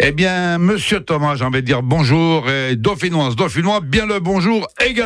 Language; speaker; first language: French; native; French